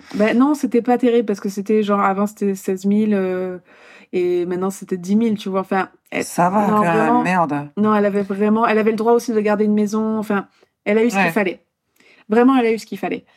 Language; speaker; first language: French; non-native, fluent; Polish